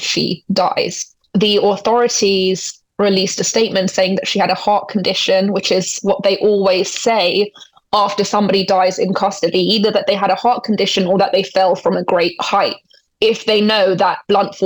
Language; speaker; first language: English; native; English